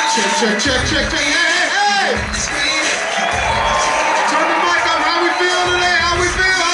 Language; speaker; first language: English; native; English